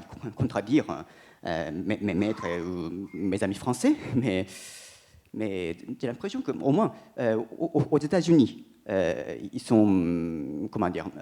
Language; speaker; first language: French; non-native, fluent; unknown